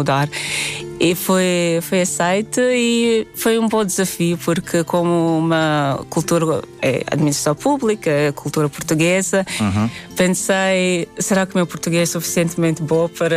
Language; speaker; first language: Portuguese; non-native, fluent; Latvian